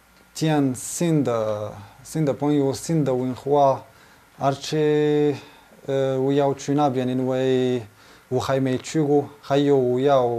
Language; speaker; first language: Chinese; non-native, fluent; Arabic